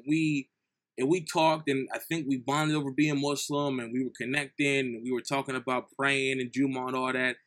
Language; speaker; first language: English; native; English